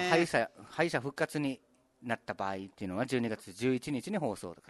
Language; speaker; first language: Japanese; native; Japanese